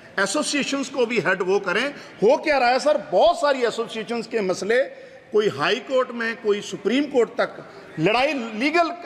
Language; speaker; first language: Hindi; non-native, local second language; Punjabi